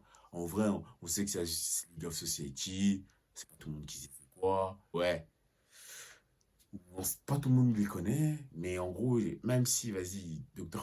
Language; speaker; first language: French; native; French